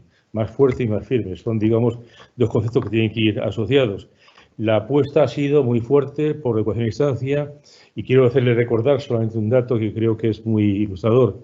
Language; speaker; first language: Spanish; native; Spanish